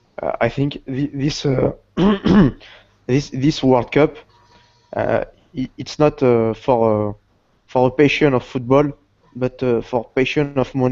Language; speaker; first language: English; non-native, learner; Portuguese